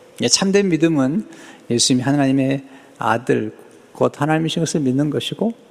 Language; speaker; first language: Korean; native; Korean